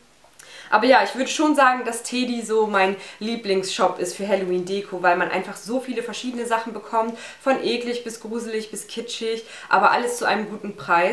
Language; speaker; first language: German; native; German